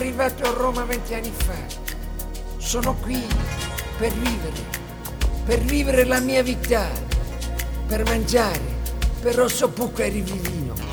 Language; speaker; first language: Italian; non-native, learner; Dutch